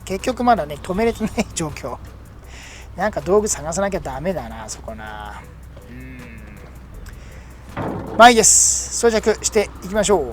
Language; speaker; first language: Japanese; native; Japanese